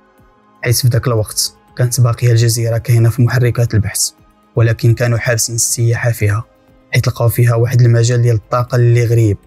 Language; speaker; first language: Arabic; native; Arabic